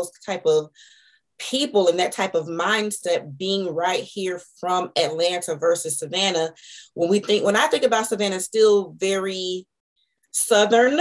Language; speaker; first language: English; native; English